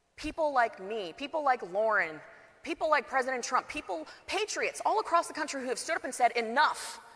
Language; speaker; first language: English; native; English